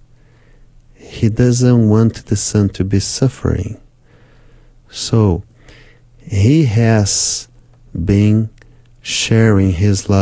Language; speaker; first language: English; non-native, fluent; Portuguese